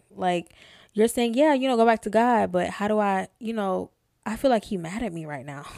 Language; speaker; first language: English; native; English